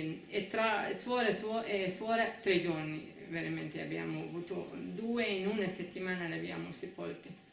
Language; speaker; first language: Italian; non-native, fluent; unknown